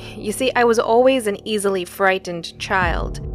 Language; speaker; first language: English; early bilingual, other home language; Filipino